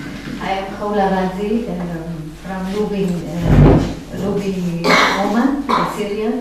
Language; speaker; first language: English; non-native, learner; Arabic